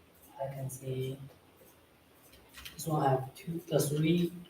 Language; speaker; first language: English; non-native, learner; Chinese